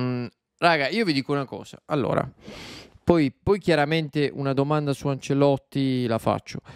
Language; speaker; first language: Italian; native; Italian